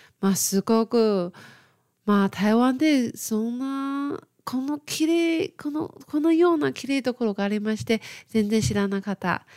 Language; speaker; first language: Japanese; non-native, fluent; Chinese